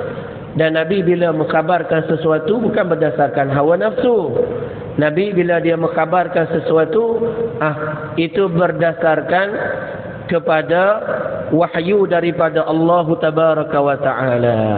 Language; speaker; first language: Malay; native; Malay